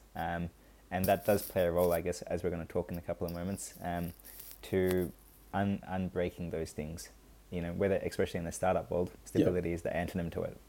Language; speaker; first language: English; early bilingual, other home language; Hindi